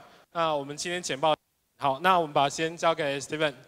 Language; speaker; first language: Chinese; native; Chinese